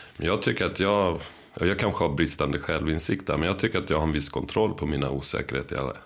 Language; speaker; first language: Swedish; native; Swedish